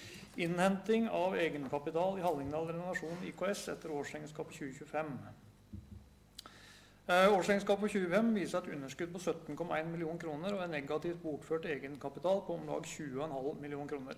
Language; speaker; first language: Norwegian; native; Norwegian